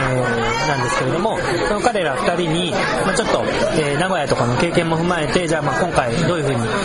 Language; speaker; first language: Japanese; native; Japanese